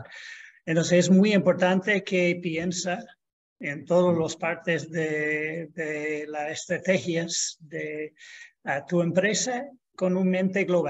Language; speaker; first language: Spanish; non-native, fluent; English